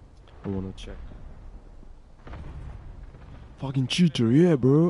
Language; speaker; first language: English; non-native, learner; Ukrainian